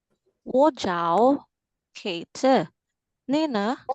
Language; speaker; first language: Chinese; non-native, learner; Filipino